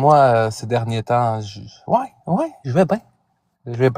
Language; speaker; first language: French; native; French